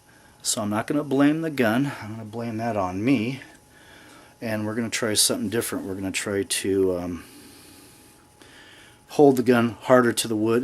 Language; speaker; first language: English; native; English